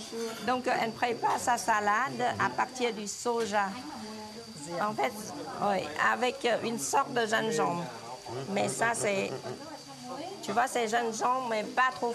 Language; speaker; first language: French; non-native, fluent; Vietnamese